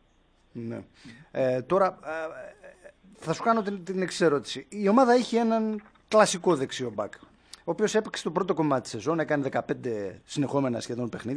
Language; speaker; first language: Greek; native; Greek